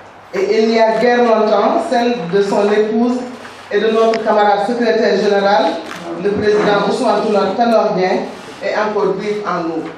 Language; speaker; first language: French; non-native, local second language; Wolof